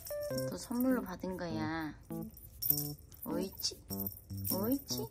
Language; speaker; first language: Korean; native; Korean